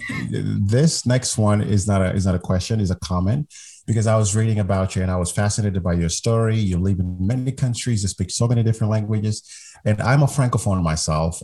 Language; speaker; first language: English; non-native, fluent; French